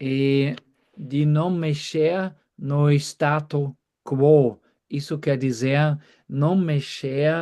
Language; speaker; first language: Portuguese; non-native, fluent; German